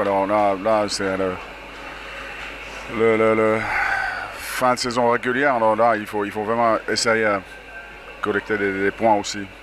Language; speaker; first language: French; non-native, fluent; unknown